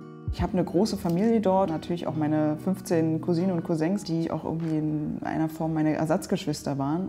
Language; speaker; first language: German; native; German